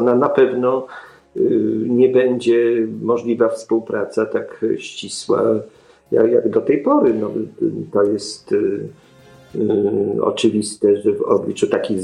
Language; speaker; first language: Polish; native; Polish